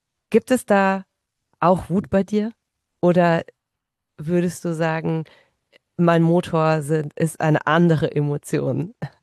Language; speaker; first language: German; native; German